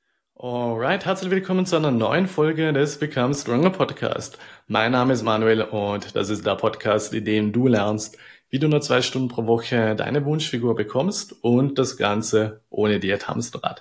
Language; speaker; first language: German; native; German